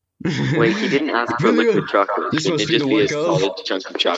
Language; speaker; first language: English; native; English